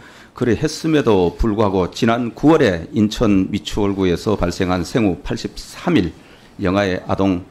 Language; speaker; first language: Korean; native; Korean